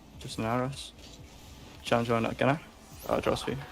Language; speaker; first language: Welsh; non-native, local second language; English